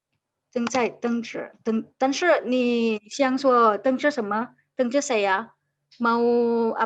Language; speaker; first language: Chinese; non-native, fluent; Indonesian